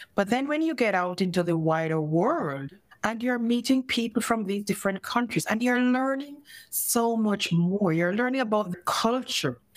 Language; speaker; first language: English; native; English